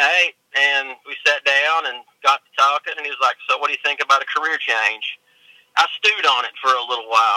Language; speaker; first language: English; native; English